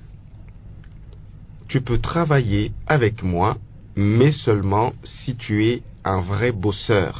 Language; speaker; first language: French; non-native, local second language; Lingala